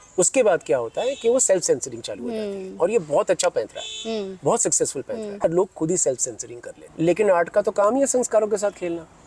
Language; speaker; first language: Hindi; non-native, local second language; Bangla